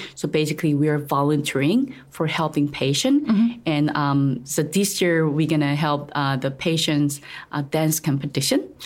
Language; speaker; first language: English; non-native, fluent; Korean